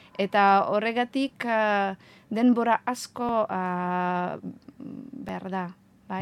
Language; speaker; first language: Basque; non-native, learner; Ukrainian